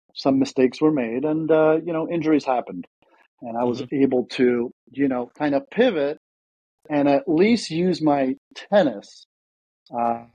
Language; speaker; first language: English; early bilingual, other home language; Russian